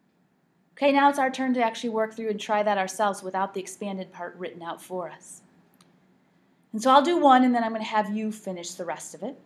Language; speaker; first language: English; native; English